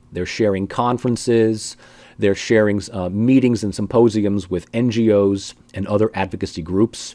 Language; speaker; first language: English; native; English